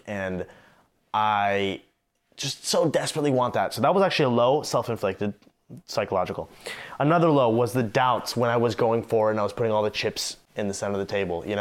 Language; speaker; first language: English; native; English